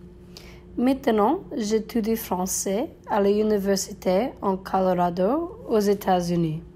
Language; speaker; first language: French; non-native, learner; English